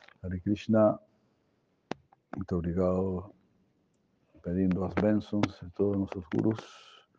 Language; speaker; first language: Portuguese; non-native, fluent; Spanish